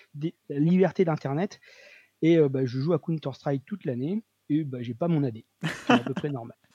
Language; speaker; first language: French; native; French